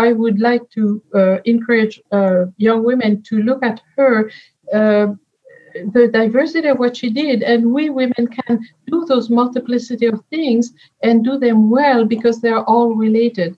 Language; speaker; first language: English; non-native, fluent; French